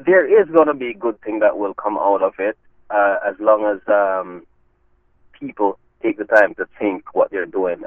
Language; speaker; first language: English; non-native, local second language; Jamaican Creole English